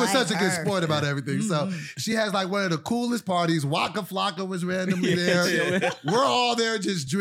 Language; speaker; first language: English; native; English